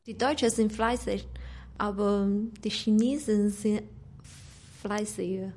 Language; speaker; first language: German; non-native, learner; Chinese